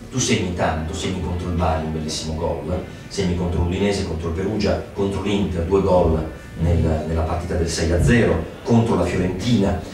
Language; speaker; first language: Italian; native; Italian